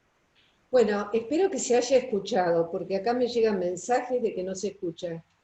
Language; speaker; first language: Spanish; native; Spanish